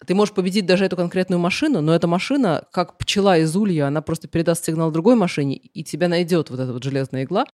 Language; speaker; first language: Russian; native; Russian